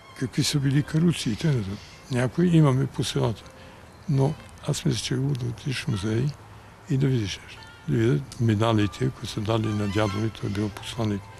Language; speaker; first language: Bulgarian; early bilingual, heritage; Bulgarian